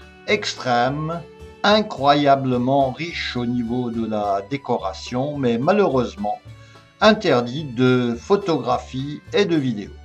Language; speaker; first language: French; native; French